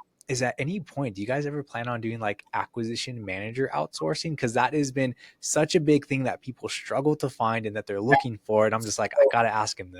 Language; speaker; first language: English; native; English